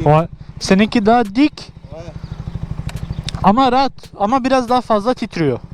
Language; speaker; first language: Turkish; early bilingual, heritage; Turkish